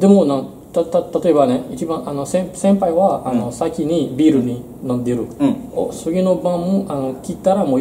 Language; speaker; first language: Japanese; non-native, learner; French